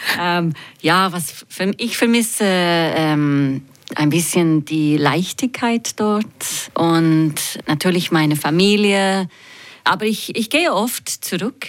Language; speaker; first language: German; non-native, fluent; English